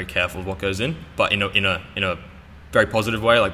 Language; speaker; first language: English; native; English